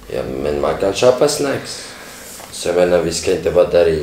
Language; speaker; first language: Swedish; non-native, learner; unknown